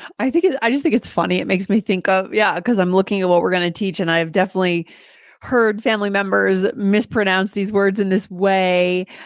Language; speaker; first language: English; native; English